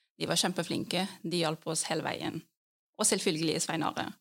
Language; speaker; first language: Norwegian; early bilingual, other home language; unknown